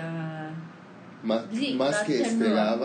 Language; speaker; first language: Spanish; non-native, learner; Armenian